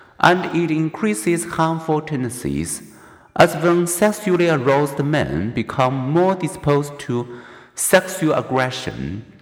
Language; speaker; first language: English; non-native, fluent; Chinese